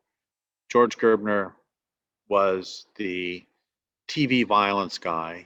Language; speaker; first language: English; native; English